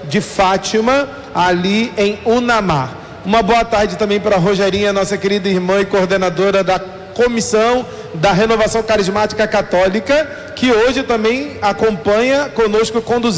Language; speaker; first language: Portuguese; native; Portuguese